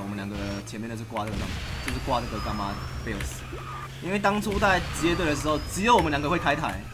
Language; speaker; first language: Chinese; native; Chinese